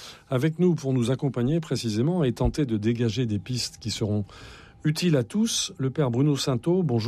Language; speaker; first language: French; native; French